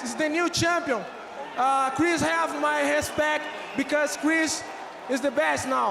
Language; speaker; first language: English; non-native, learner; Portuguese